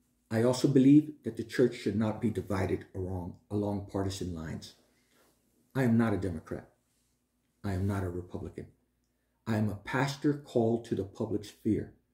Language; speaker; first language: English; early bilingual, other home language; Spanish